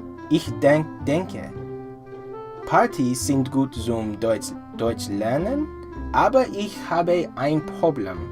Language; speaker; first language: German; non-native, learner; English